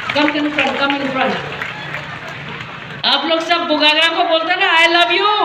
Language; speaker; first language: Hindi; non-native, local second language; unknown